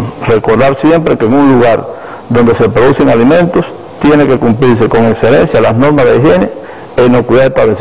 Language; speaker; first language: Spanish; native; Spanish